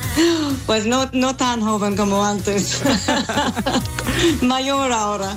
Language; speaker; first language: Spanish; non-native, fluent; English